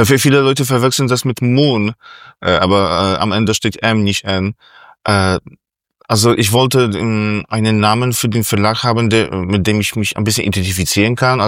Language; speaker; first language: German; non-native, fluent; Polish